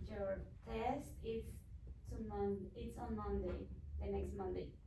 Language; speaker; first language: English; non-native, learner; Spanish